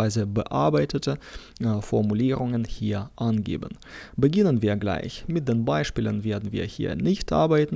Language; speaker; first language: German; non-native, fluent; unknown